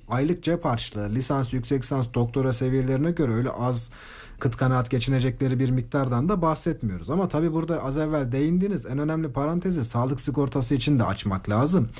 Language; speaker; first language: Turkish; native; Turkish